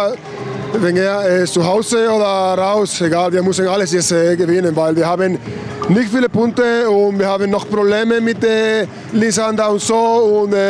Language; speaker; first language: German; non-native, fluent; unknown